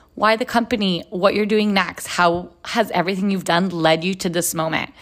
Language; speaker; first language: English; non-native, fluent; Hebrew